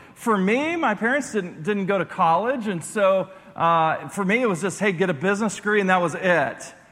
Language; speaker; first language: English; native; English